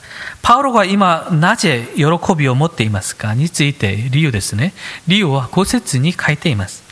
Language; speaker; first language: Japanese; non-native, fluent; Korean